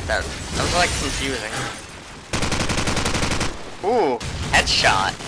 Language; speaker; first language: English; native; English